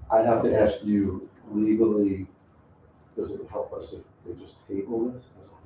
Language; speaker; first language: English; native; English